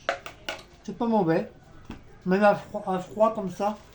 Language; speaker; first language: French; native; French